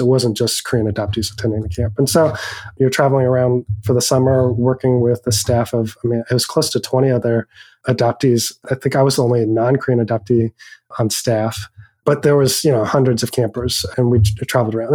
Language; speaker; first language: English; native; English